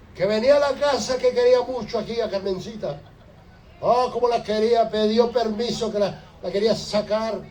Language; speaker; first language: Spanish; early bilingual, heritage; Spanish